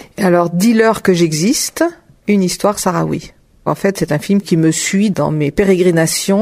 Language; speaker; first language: French; native; French